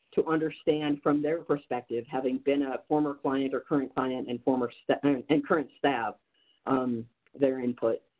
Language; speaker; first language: English; native; English